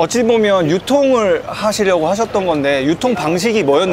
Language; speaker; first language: Korean; native; Korean